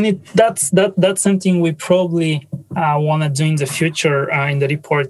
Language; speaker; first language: English; non-native, fluent; Bulgarian